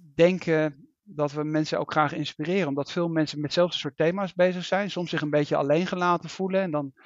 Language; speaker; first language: Dutch; native; Dutch